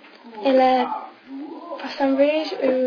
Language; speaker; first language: French; non-native, learner; English